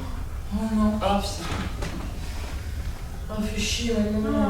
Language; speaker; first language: French; native; French